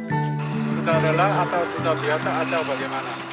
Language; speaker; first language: Indonesian; non-native, learner; Korean